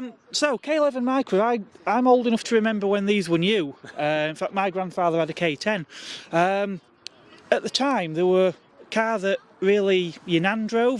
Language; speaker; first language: English; native; English